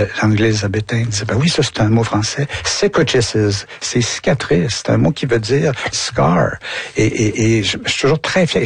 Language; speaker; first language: French; native; French